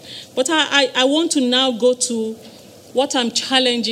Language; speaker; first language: English; non-native, local second language; Yoruba